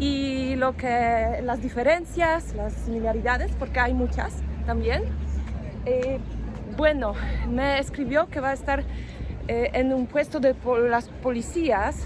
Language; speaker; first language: Spanish; non-native, fluent; Polish